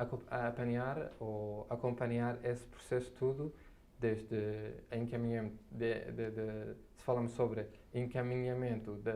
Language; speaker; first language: Portuguese; non-native, fluent; Arabic